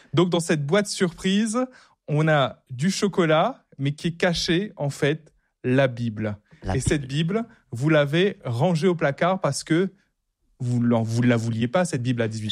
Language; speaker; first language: French; native; French